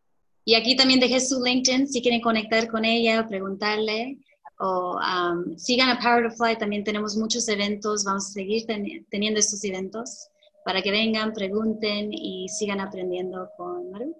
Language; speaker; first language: Spanish; early bilingual, heritage; Spanish